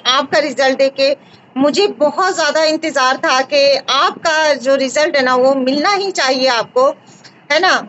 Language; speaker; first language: Hindi; native; Hindi